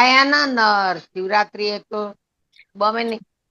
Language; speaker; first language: Hindi; non-native, local second language; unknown